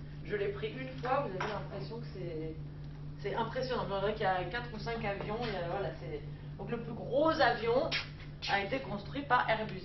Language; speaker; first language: French; native; French